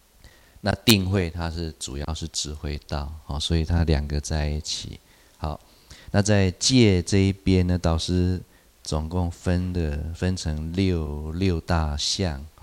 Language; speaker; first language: Chinese; native; Chinese